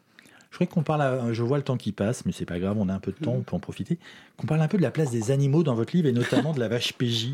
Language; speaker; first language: French; native; French